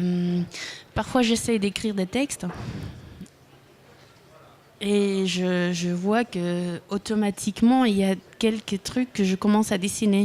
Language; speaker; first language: French; non-native, local second language; Dutch